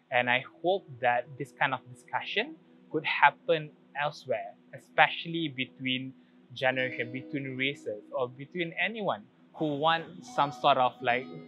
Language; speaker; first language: English; non-native, local second language; Malay